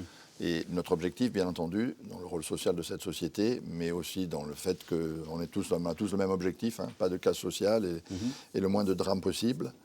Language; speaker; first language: French; native; French